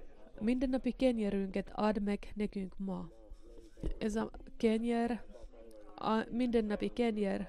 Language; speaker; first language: Hungarian; non-native, learner; Finnish